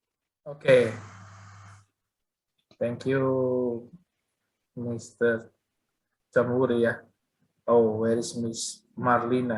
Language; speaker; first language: English; non-native, learner; Indonesian